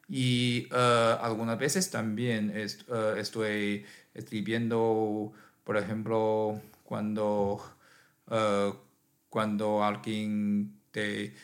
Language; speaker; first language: Spanish; non-native, learner; Chinese